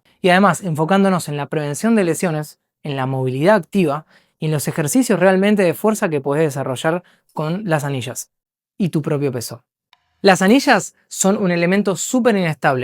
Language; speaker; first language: Spanish; native; Spanish